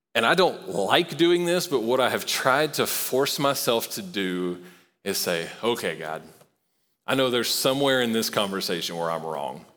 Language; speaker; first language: English; native; English